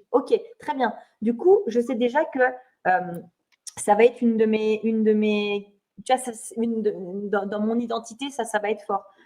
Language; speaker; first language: French; native; French